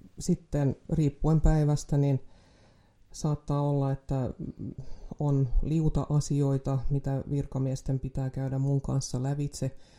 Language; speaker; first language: Finnish; non-native, local second language; Swedish